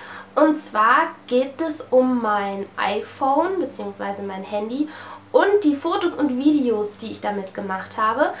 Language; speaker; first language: German; native; German